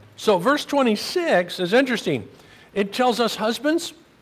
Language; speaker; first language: English; native; English